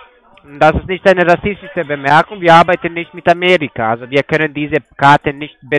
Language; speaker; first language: German; non-native, fluent; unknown